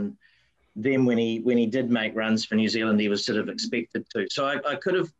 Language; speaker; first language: English; native; English